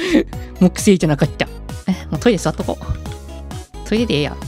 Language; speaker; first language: Japanese; native; Japanese